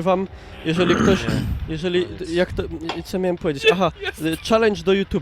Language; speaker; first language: Polish; native; Polish